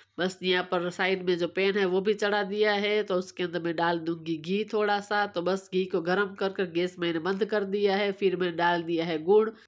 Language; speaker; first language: Hindi; non-native, local second language; Gujarati